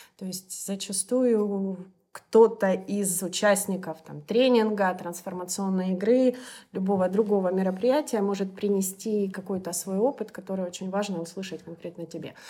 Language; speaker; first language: Russian; native; Russian